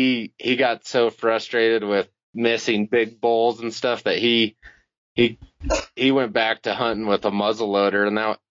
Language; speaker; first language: English; native; English